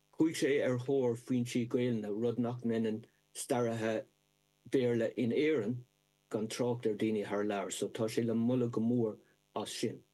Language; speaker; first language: Irish; native; Irish